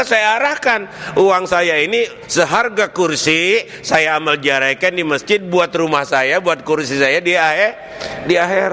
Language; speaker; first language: Indonesian; native; Indonesian